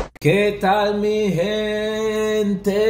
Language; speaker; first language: Spanish; early bilingual, heritage; Spanish